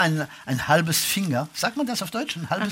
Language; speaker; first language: German; non-native, fluent; French